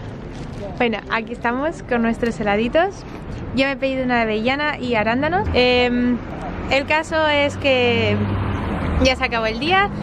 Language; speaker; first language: Spanish; native; Spanish